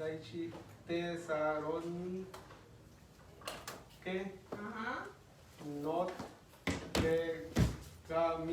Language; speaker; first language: Japanese; non-native, learner; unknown